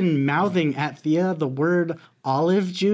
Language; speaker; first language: English; native; English